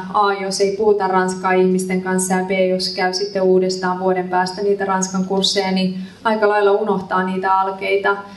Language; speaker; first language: Finnish; early bilingual, other home language; Persian